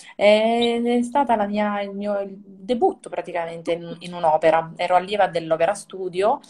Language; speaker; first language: Italian; native; Italian